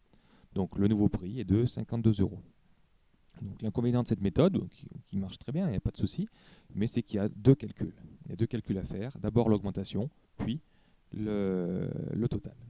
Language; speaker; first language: French; native; French